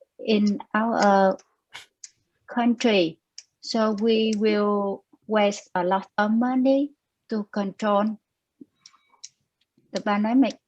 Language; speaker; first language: English; non-native, learner; Vietnamese